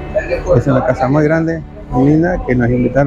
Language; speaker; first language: Spanish; native; Spanish